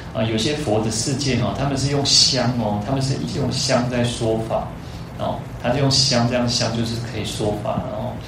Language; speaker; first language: Chinese; non-native, local second language; Min Nan Chinese